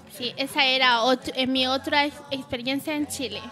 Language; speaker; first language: Spanish; non-native, learner; Haitian Creole